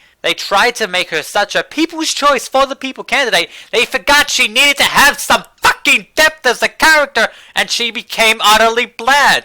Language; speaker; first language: English; native; English